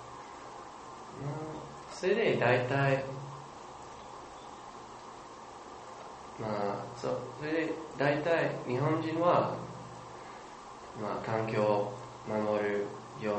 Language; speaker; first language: Japanese; non-native, learner; English